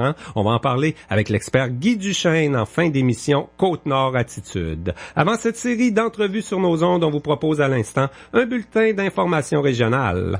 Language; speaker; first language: French; native; French